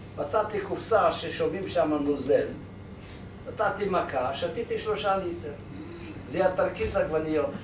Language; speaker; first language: Hebrew; non-native, fluent; Polish